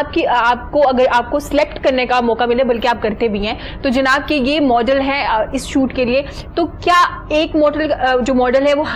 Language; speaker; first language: Urdu; native; Urdu